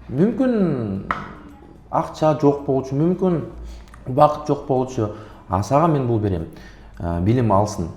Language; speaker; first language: Kyrgyz; non-native, local second language; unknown